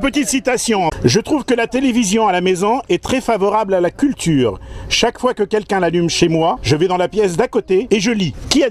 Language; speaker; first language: French; native; French